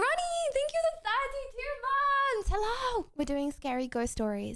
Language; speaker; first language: English; native; English